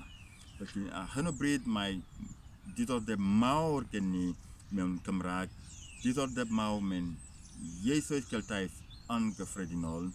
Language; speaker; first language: Welsh; non-native, fluent; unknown